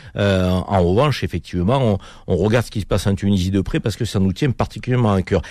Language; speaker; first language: French; native; French